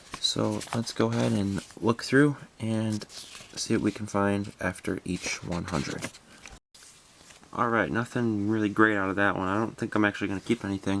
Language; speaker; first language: English; native; English